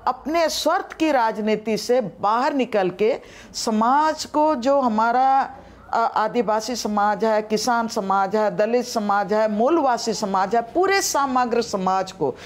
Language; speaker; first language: Hindi; non-native, local second language; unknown